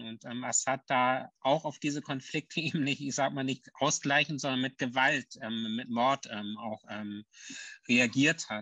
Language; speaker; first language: German; native; German